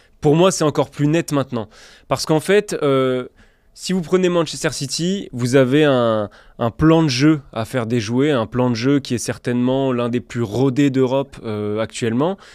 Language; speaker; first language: French; native; French